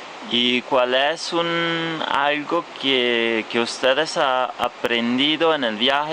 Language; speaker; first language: Spanish; non-native, fluent; Italian